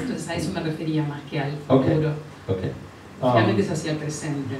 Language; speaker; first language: Spanish; native; Spanish